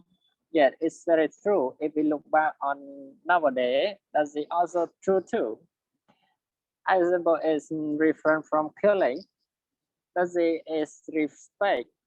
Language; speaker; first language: English; non-native, learner; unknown